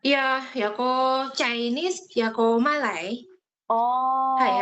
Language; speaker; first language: Cantonese; non-native, learner; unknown